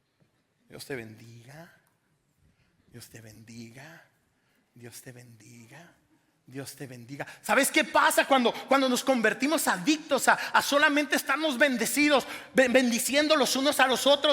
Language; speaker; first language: Spanish; native; Spanish